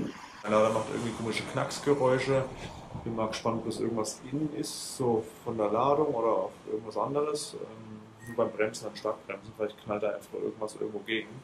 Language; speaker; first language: German; native; German